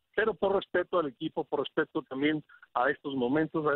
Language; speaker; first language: Spanish; native; Spanish